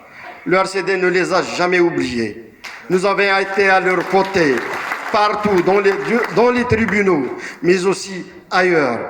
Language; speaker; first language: French; non-native, local second language; Kabyle